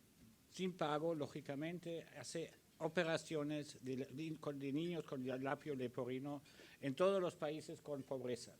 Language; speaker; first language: Spanish; early bilingual, other home language; German